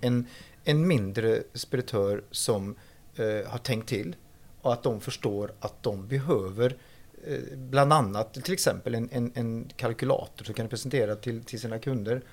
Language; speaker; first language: Swedish; non-native, fluent; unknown